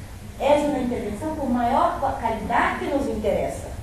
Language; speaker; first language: Spanish; non-native, fluent; Portuguese